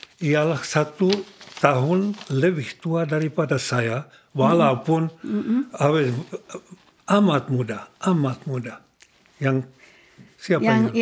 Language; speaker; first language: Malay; non-native, learner; Czech